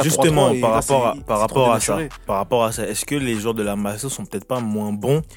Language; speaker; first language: French; native; French